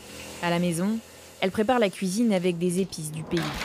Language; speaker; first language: French; native; French